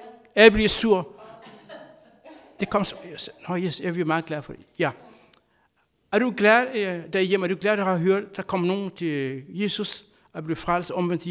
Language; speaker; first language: Danish; non-native, fluent; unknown